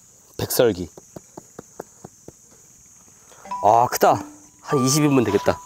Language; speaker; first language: Korean; native; Korean